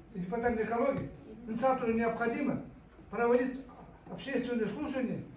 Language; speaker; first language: Russian; non-native, local second language; Kazakh